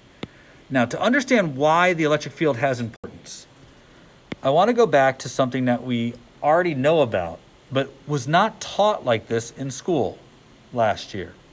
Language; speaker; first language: English; native; English